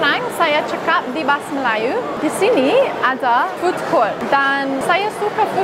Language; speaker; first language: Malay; non-native, learner; English